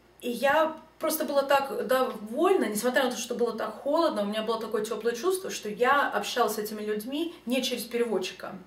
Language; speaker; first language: Russian; early bilingual, heritage; Russian